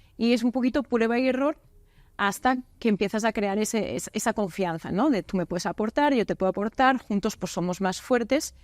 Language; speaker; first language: Spanish; native; Spanish